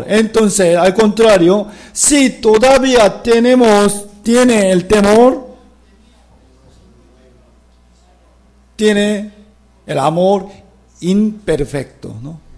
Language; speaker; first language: Spanish; non-native, fluent; Korean